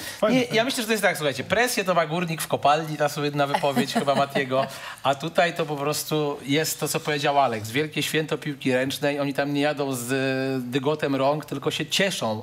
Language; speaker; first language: Polish; native; Polish